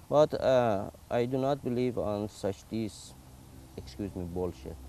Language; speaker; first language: English; non-native, learner; Persian